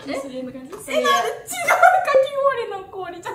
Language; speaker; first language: Japanese; native; Japanese